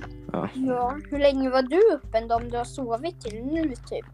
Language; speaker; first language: Swedish; native; Swedish